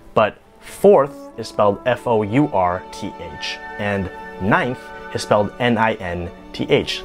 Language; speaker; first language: English; native; English